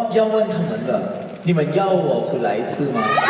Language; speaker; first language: Chinese; non-native, learner; Thai